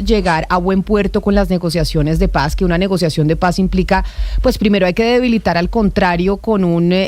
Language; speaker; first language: Spanish; native; Spanish